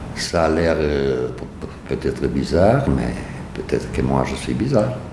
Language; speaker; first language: French; non-native, fluent; Romanian